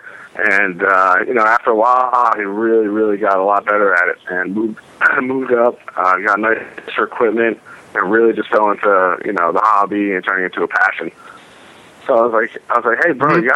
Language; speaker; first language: English; native; English